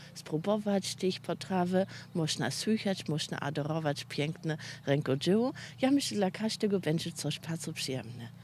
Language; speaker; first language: Polish; non-native, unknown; German